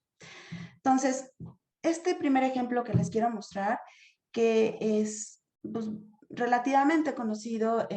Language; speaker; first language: Spanish; native; Spanish